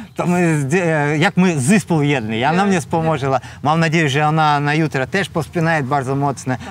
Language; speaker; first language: Polish; non-native, learner; Russian